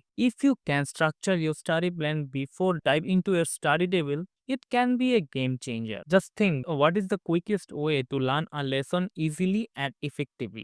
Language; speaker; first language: English; non-native, fluent; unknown